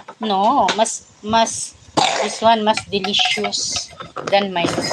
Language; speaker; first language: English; non-native, learner; Filipino